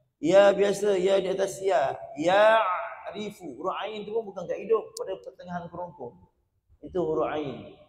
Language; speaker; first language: Malay; native; Malay